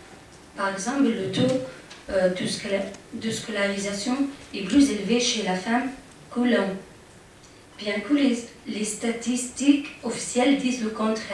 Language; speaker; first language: French; non-native, fluent; Arabic